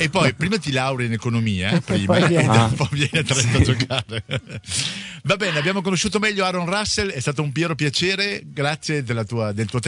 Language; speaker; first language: Italian; native; Italian